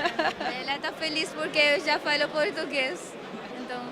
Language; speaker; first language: Portuguese; non-native, learner; Marathi